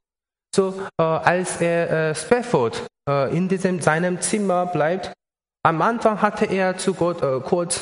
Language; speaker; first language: German; non-native, learner; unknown